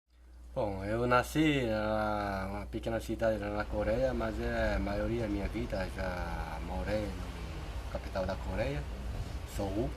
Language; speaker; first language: Portuguese; non-native, learner; Korean